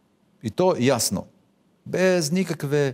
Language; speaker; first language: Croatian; non-native, fluent; Hebrew